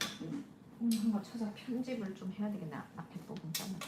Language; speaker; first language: Korean; native; Korean